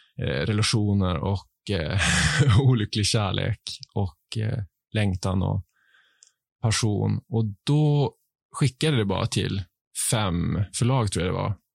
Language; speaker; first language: Swedish; native; Swedish